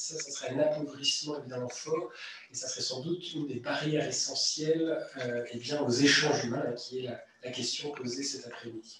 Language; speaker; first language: French; native; French